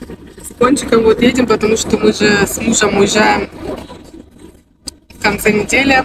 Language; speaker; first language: Russian; native; Russian